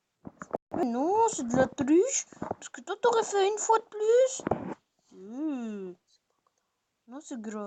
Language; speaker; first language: French; native; French